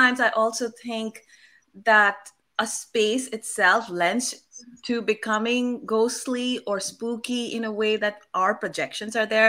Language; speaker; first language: English; non-native, local second language; Bangla